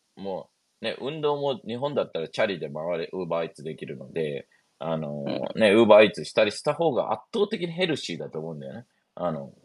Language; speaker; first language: Japanese; native; Japanese